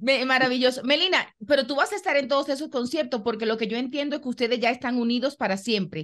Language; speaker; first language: Spanish; native; Spanish